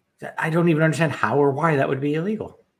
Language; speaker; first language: English; native; English